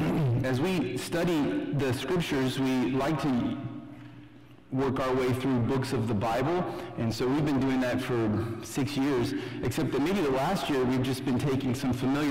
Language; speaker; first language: English; native; English